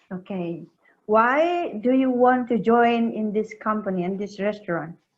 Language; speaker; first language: English; non-native, learner; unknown